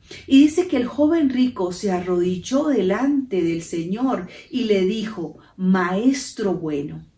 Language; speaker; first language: Spanish; native; Spanish